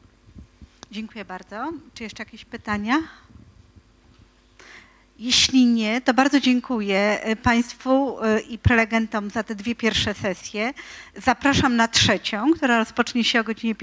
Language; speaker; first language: Polish; native; Polish